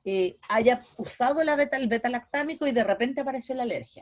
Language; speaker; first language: Spanish; native; Spanish